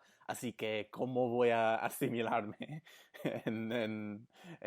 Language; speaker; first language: Spanish; non-native, fluent; English